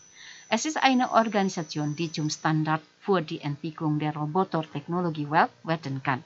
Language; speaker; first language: German; non-native, fluent; Indonesian